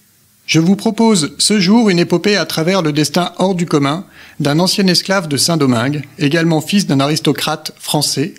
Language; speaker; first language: French; native; French